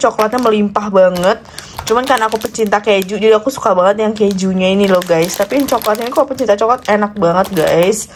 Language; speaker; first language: Indonesian; native; Indonesian